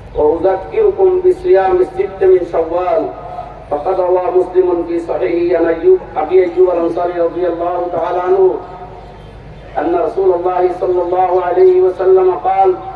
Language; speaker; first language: Arabic; non-native, fluent; Bangla